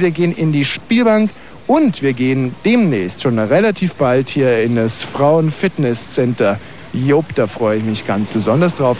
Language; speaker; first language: German; native; German